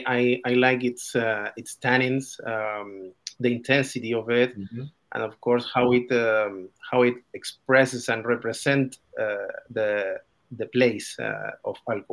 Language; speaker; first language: English; non-native, fluent; Spanish